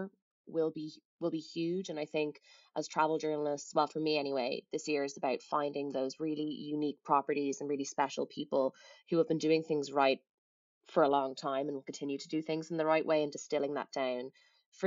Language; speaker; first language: English; native; English